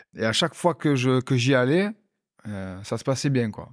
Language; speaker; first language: French; native; French